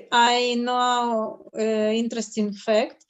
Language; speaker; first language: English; non-native, learner; Russian